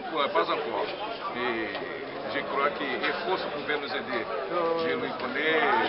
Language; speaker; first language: French; non-native, learner; Portuguese